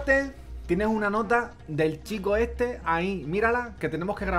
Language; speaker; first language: Spanish; native; Spanish